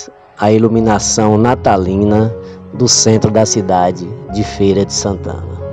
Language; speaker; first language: Portuguese; native; Portuguese